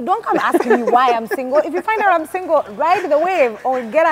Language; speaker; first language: English; non-native, local second language; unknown